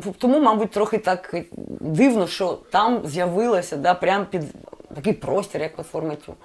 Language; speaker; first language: Ukrainian; non-native, local second language; Russian